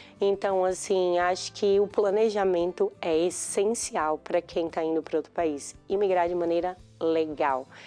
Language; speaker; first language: Portuguese; native; Portuguese